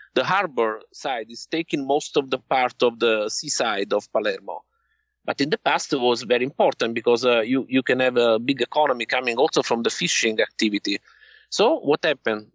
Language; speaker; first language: English; non-native, fluent; Italian